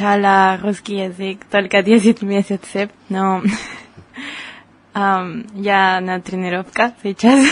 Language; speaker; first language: Russian; non-native, learner; Spanish